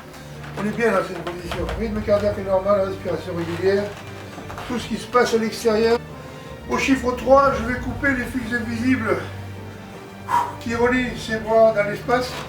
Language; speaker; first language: French; native; French